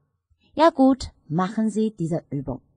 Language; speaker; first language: German; non-native, fluent; Chinese